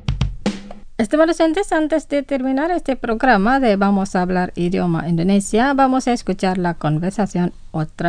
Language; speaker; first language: Spanish; non-native, fluent; Indonesian